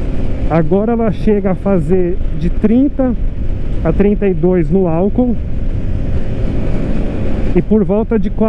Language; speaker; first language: Portuguese; native; Portuguese